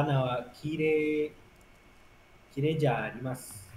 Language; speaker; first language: Japanese; non-native, learner; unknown